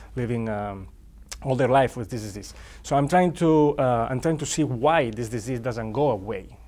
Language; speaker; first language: English; non-native, fluent; Spanish